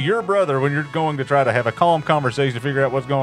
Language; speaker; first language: English; native; English